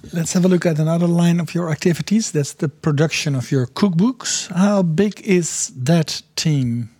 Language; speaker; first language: English; non-native, fluent; Dutch